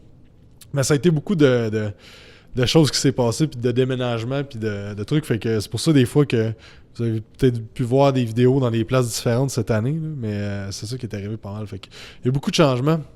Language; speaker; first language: French; native; French